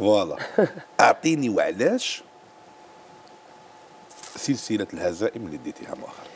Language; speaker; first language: Arabic; native; Arabic